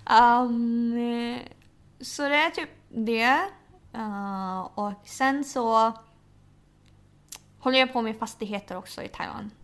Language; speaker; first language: Swedish; early bilingual, other home language; Thai